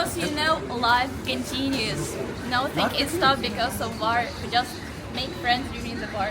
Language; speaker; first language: English; non-native, fluent; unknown